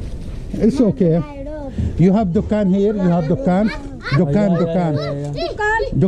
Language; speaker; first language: English; non-native, learner; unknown